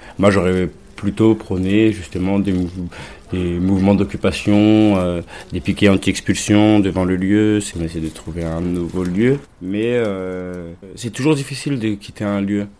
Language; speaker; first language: French; native; French